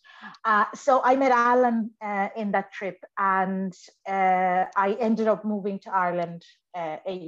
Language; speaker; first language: English; non-native, fluent; Spanish